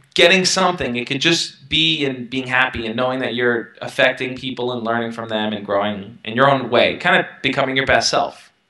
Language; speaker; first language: English; native; English